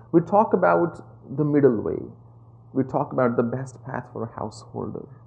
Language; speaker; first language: English; non-native, local second language; Hindi